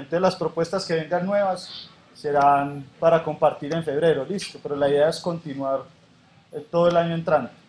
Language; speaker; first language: Spanish; native; Spanish